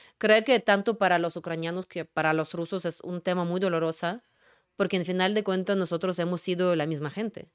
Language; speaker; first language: Spanish; non-native, fluent; Russian